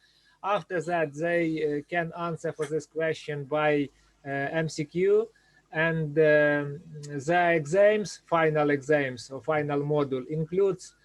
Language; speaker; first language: English; non-native, learner; Ukrainian